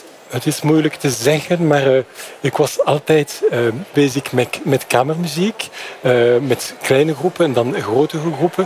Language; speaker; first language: Dutch; non-native, fluent; French